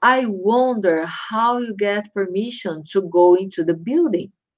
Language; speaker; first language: English; non-native, fluent; Portuguese